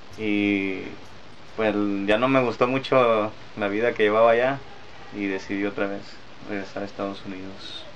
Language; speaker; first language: Spanish; native; Spanish